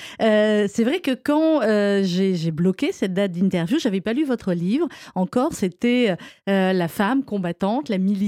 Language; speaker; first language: French; native; French